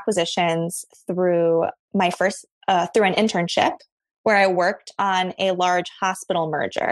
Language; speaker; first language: English; native; English